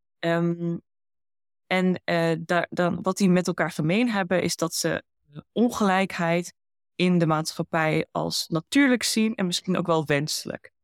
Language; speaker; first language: Dutch; early bilingual, heritage; Dutch